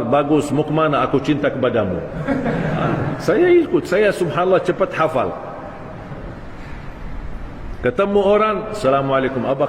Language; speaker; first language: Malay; non-native, fluent; Arabic